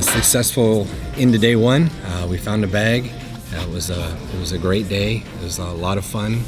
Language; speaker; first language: English; native; English